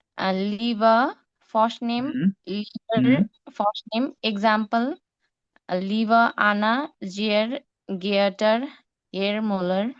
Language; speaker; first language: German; non-native, learner; Nepali